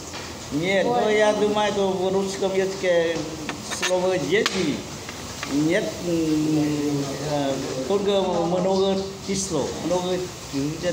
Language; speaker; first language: Russian; non-native, learner; Vietnamese